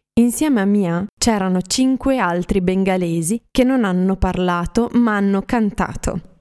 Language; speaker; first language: Italian; native; Italian